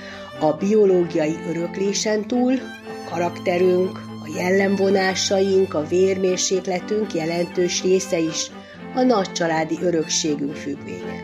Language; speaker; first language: Hungarian; native; Hungarian